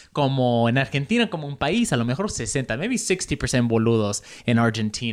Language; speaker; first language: Spanish; early bilingual, heritage; Spanish